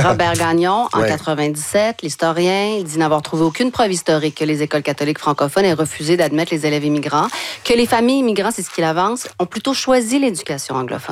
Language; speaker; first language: French; native; French